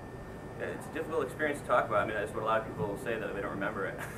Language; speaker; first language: English; native; English